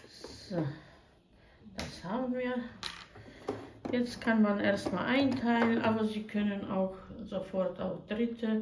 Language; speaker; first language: German; non-native, fluent; Croatian